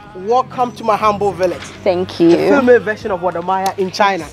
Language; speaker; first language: English; non-native, local second language; Akan